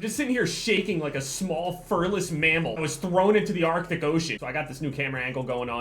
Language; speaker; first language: English; native; English